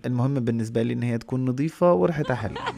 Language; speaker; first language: Arabic; native; Arabic